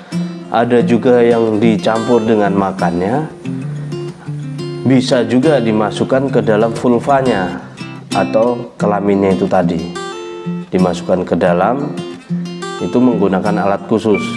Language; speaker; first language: Indonesian; non-native, local second language; Javanese